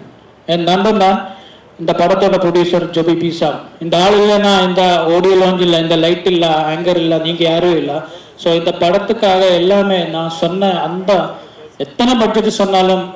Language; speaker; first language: Tamil; non-native, learner; Malayalam